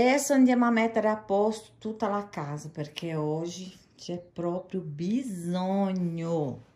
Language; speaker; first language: Italian; non-native, fluent; Portuguese